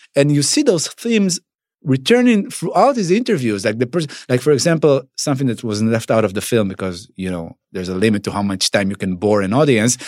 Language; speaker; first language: English; non-native, fluent; Hebrew